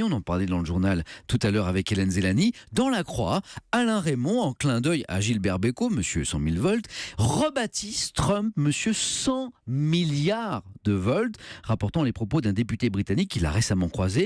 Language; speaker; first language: French; native; French